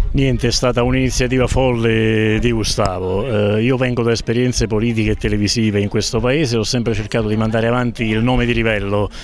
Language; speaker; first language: Italian; native; Italian